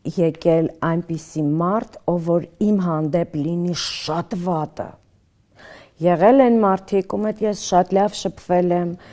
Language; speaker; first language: Armenian; early bilingual, other home language; Russian